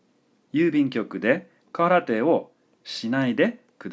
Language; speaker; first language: Japanese; non-native, fluent; English